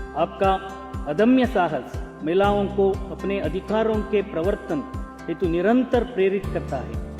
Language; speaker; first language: Hindi; non-native, local second language; Kannada